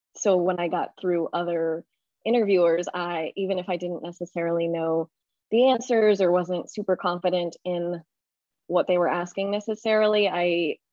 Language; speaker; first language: English; native; English